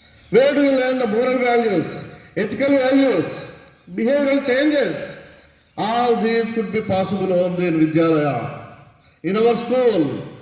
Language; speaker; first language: English; non-native, local second language; Telugu